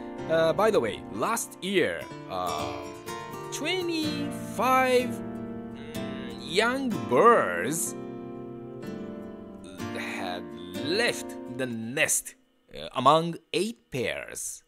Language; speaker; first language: English; non-native, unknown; Japanese